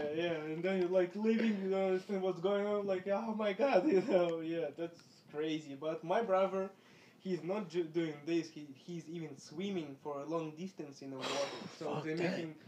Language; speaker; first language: English; non-native, fluent; Russian